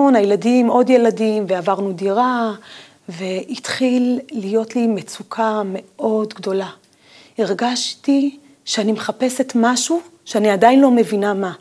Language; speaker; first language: Hebrew; native; Hebrew